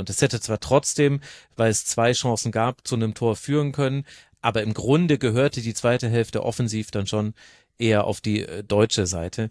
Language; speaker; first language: German; native; German